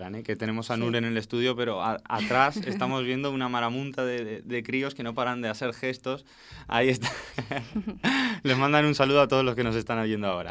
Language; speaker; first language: Spanish; native; Spanish